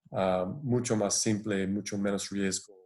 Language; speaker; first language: Spanish; non-native, fluent; English